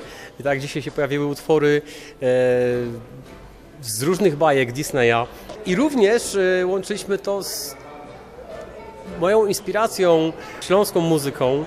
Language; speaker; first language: Polish; native; Polish